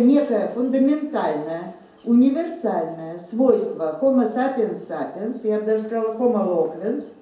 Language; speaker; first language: Russian; native; Russian